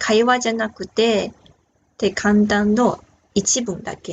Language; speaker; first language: Japanese; non-native, fluent; Chinese